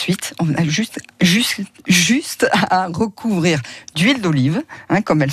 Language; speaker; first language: French; native; French